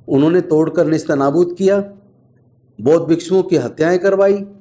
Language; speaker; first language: Hindi; native; Hindi